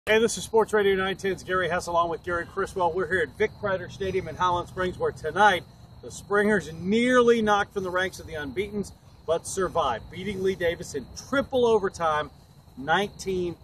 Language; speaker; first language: English; native; English